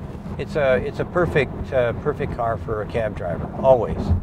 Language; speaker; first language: English; native; English